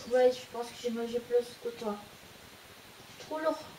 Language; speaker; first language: French; non-native, fluent; Filipino